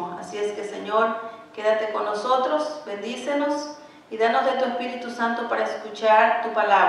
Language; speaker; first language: Spanish; native; Spanish